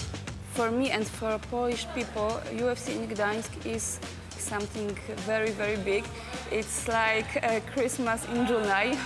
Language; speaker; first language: English; non-native, learner; Polish